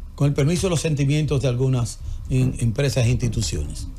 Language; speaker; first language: Spanish; native; Spanish